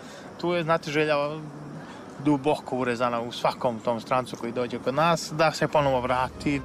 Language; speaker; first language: Serbian; native; Serbian